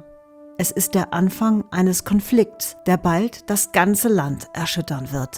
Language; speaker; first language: German; native; German